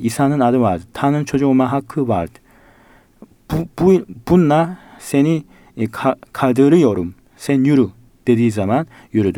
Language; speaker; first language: Turkish; non-native, fluent; Korean